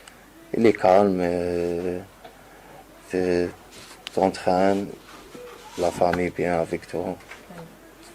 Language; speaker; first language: French; non-native, learner; Arabic